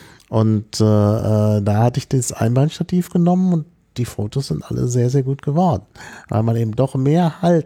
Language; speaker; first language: German; native; German